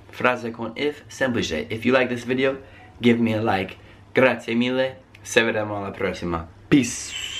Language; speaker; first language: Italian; non-native, fluent; English